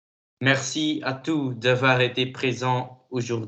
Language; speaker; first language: French; non-native, learner; Dutch